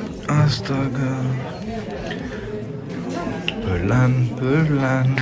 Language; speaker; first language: Indonesian; non-native, learner; French